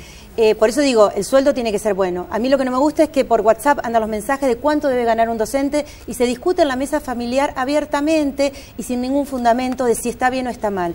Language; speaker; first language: Spanish; native; Spanish